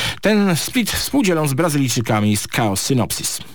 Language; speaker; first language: Polish; native; Polish